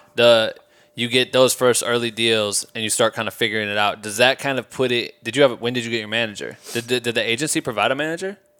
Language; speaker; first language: English; native; English